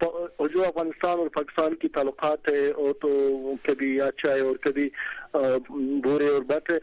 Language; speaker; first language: Hindi; non-native, fluent; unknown